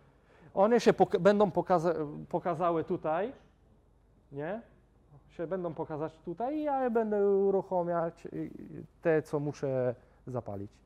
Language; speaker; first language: Polish; non-native, fluent; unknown